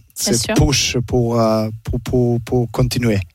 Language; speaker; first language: French; non-native, learner; Serbian